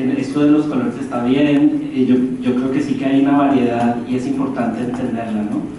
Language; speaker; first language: Spanish; native; Spanish